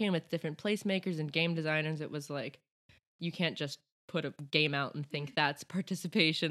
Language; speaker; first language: English; native; English